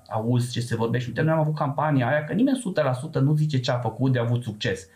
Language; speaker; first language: Romanian; non-native, local second language; Serbian